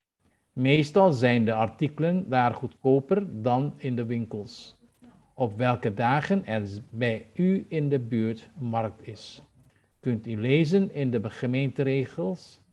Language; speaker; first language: Dutch; non-native, fluent; Indonesian